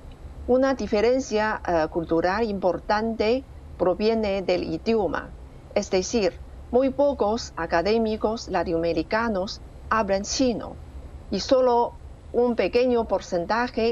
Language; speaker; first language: Spanish; non-native, fluent; Chinese